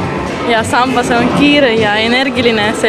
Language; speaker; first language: Estonian; non-native, local second language; Russian